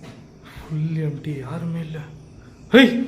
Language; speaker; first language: Tamil; native; Tamil